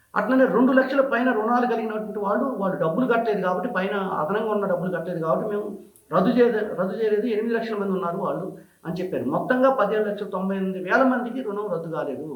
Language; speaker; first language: Telugu; native; Telugu